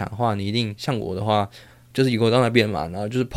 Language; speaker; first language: Chinese; non-native, local second language; Min Nan Chinese